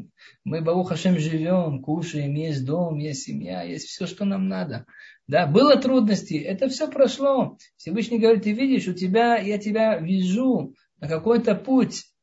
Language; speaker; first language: Russian; early bilingual, heritage; Russian